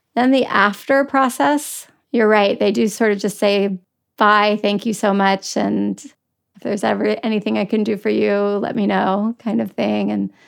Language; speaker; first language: English; native; English